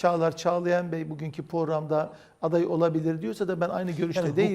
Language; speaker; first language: Turkish; native; Turkish